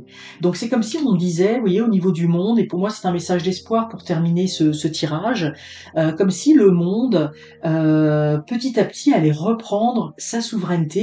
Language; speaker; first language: French; native; French